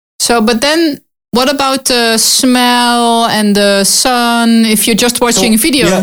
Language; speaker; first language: English; non-native, learner; Dutch